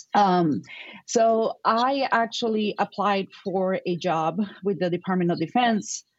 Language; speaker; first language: English; non-native, fluent; Spanish